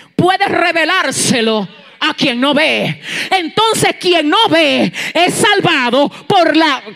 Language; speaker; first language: Spanish; early bilingual, heritage; Spanish